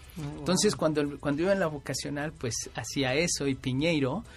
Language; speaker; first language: Spanish; native; Spanish